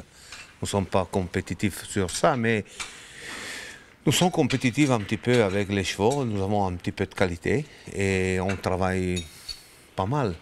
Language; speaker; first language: French; non-native, learner; Italian